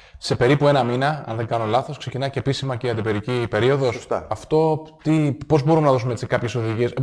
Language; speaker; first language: Greek; native; Greek